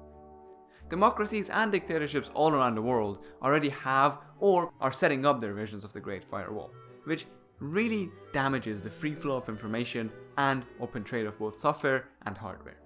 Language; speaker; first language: English; non-native, fluent; Persian